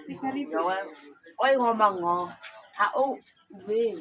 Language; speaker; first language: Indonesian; non-native, local second language; Javanese